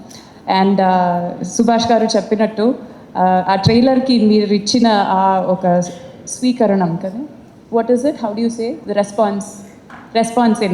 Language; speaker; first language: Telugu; non-native, fluent; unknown